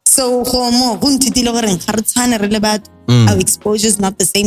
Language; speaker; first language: English; non-native, local second language; Tswana